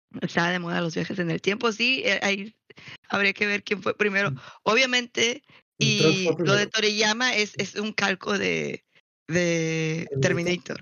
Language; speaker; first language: Spanish; native; Spanish